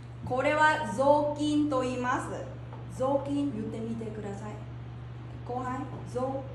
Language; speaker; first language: Japanese; non-native, fluent; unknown